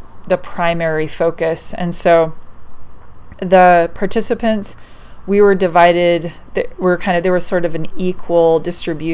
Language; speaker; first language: English; native; English